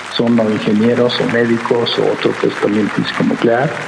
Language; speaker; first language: Spanish; early bilingual, heritage; Spanish